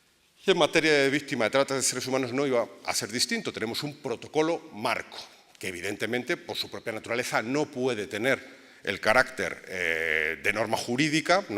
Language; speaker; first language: Spanish; native; Spanish